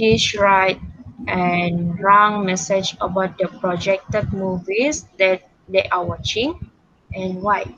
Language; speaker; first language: English; non-native, local second language; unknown